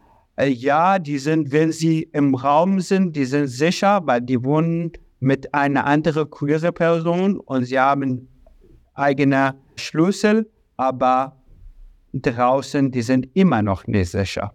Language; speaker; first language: German; non-native, learner; Arabic